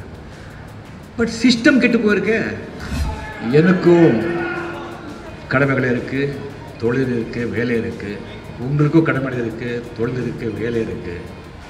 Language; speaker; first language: Tamil; non-native, fluent; Marathi